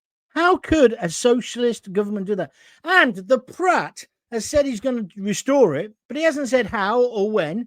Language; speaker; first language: English; native; English